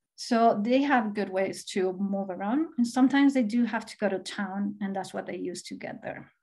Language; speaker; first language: English; non-native, fluent; Spanish